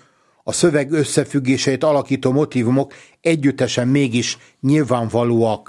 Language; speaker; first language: Hungarian; native; Hungarian